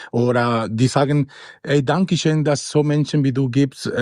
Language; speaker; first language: German; non-native, learner; Spanish